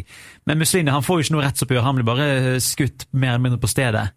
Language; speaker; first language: Norwegian; native; Norwegian